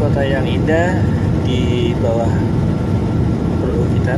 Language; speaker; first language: Indonesian; native; Indonesian